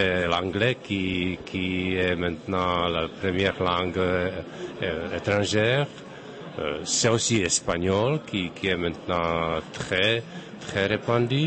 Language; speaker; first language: French; non-native, fluent; Czech